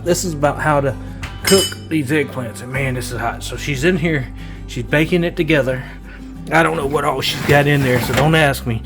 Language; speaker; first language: English; native; English